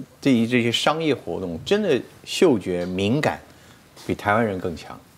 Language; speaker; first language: Chinese; native; Chinese